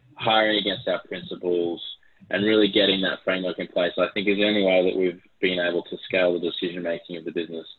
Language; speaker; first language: English; native; English